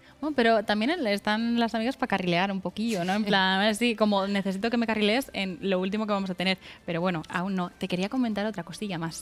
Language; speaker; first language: Spanish; native; Spanish